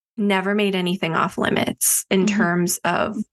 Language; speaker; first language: English; native; English